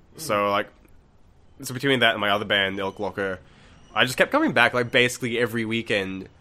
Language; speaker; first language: English; non-native, local second language; Malay